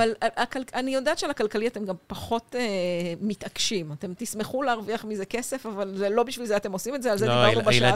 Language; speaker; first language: Hebrew; native; Hebrew